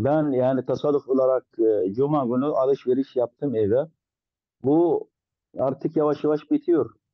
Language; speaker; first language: Turkish; non-native, local second language; Arabic